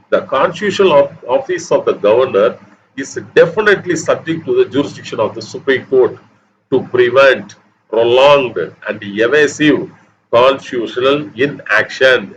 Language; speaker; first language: English; non-native, local second language; Tamil